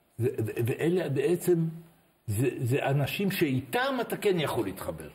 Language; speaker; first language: Hebrew; native; Hebrew